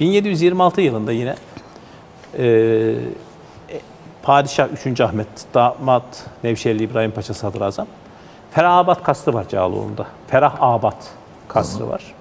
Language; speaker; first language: Turkish; native; Turkish